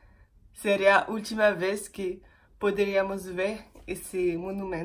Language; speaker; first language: Portuguese; non-native, fluent; French